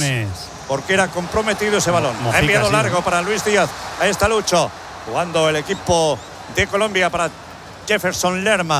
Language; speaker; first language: Spanish; native; Spanish